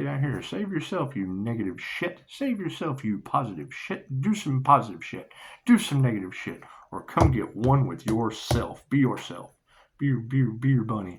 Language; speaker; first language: English; native; English